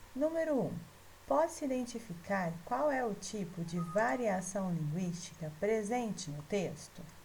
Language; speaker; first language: Portuguese; native; Portuguese